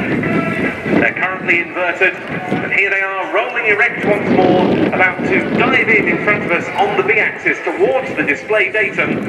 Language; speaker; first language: English; native; English